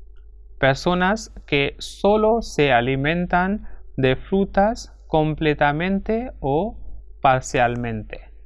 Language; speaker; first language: Spanish; non-native, fluent; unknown